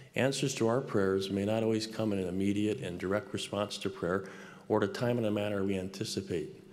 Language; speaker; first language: English; native; English